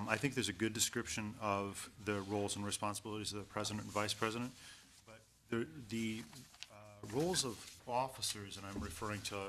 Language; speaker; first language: English; native; English